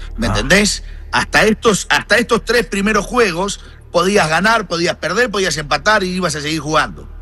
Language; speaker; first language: Spanish; native; Spanish